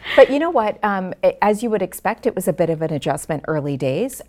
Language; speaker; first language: English; native; English